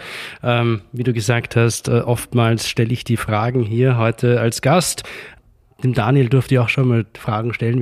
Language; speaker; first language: German; native; German